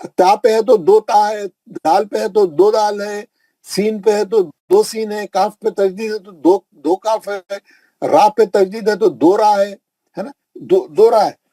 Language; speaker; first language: Urdu; native; Urdu